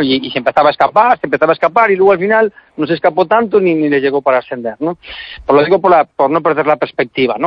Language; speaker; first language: Spanish; native; Spanish